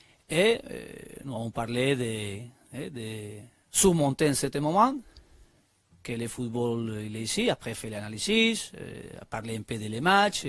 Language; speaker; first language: French; non-native, learner; Spanish